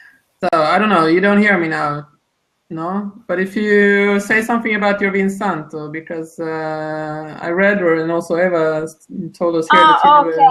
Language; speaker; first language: English; non-native, fluent; Italian